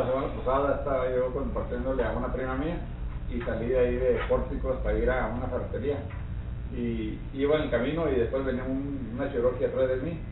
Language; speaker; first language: Spanish; native; Spanish